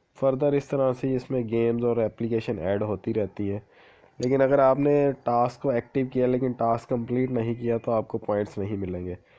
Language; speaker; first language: Urdu; non-native, local second language; Punjabi